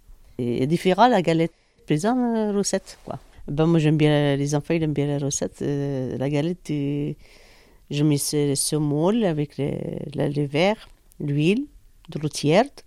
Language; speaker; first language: French; non-native, learner; Arabic